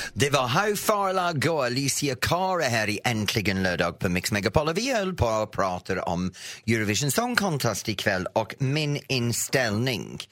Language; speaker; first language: Swedish; non-native, fluent; English